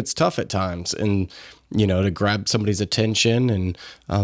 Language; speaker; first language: English; native; English